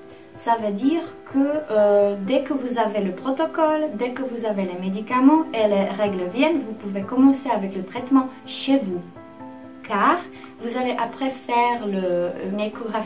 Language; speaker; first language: French; non-native, fluent; Czech